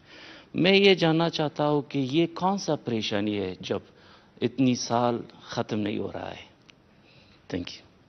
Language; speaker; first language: Hindi; non-native, fluent; Persian